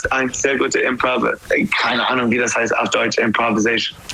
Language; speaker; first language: German; non-native, learner; English